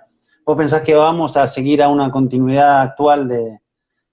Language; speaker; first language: Spanish; native; Spanish